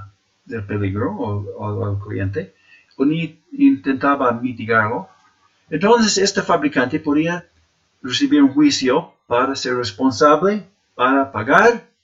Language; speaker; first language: Spanish; non-native, fluent; English